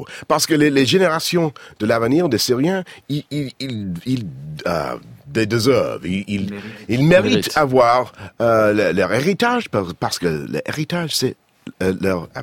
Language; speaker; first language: French; non-native, fluent; English